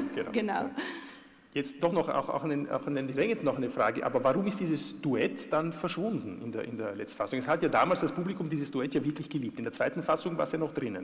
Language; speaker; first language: German; native; German